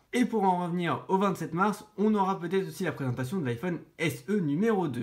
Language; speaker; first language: French; native; French